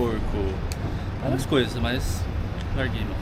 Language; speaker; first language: Portuguese; native; Portuguese